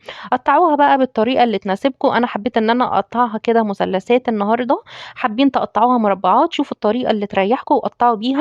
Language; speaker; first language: Arabic; native; Arabic